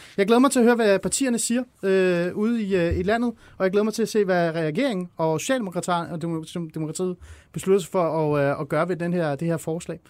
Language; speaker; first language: Danish; early bilingual, other home language; Persian